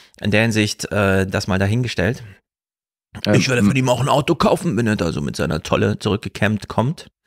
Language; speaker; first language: German; native; German